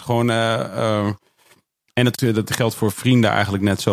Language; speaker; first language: Dutch; native; Dutch